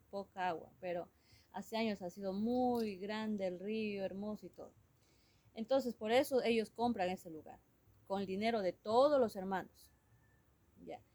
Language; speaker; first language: Spanish; non-native, local second language; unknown